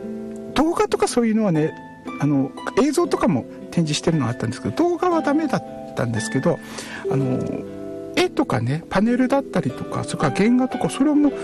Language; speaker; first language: Japanese; native; Japanese